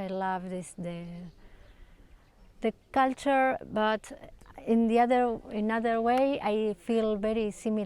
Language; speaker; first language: English; non-native, learner; Spanish